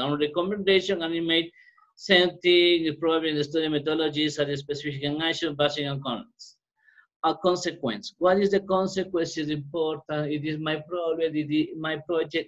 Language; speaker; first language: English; non-native, learner; Spanish